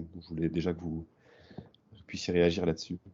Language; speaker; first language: French; native; French